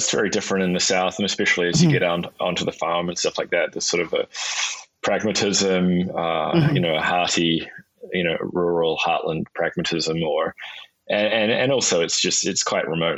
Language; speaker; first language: English; native; English